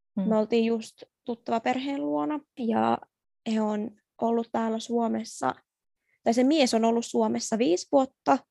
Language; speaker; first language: Finnish; early bilingual, other home language; Persian